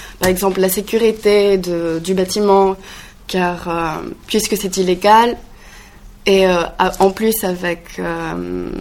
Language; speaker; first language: French; non-native, learner; Greek